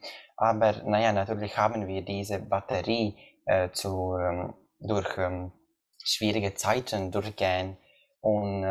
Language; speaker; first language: German; non-native, learner; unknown